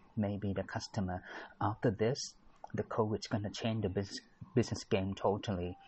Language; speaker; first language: English; non-native, fluent; Thai